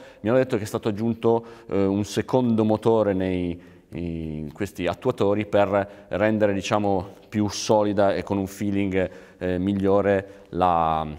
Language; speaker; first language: Italian; native; Italian